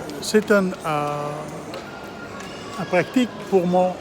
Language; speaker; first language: French; non-native, learner; Arabic